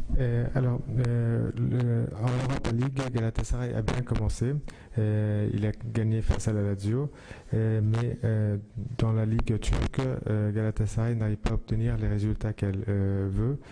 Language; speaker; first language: French; non-native, fluent; Turkish